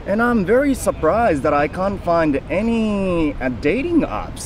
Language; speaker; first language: English; non-native, fluent; Japanese